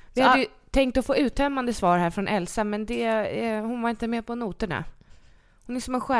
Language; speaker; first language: Swedish; native; Swedish